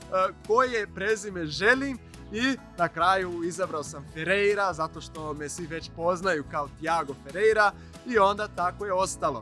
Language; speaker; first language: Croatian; non-native, fluent; Portuguese